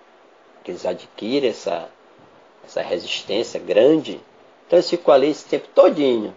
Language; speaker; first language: Portuguese; native; Portuguese